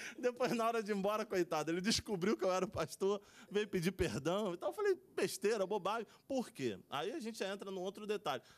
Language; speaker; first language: Portuguese; native; Portuguese